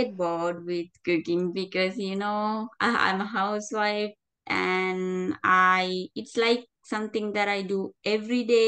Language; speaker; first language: English; non-native, learner; Sinhala